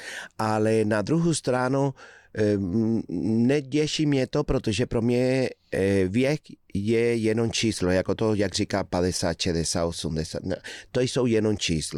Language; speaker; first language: Czech; non-native, fluent; Spanish